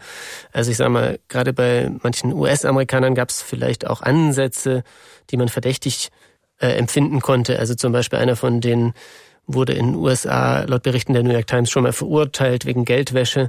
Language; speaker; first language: German; native; German